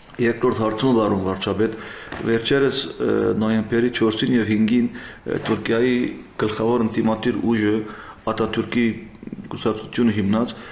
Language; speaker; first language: Armenian; early bilingual, heritage; Armenian